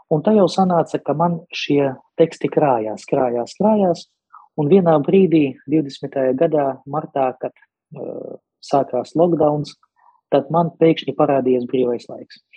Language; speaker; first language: Latvian; non-native, local second language; Russian